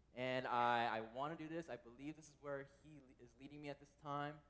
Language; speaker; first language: English; native; English